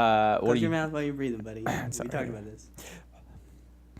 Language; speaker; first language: English; native; English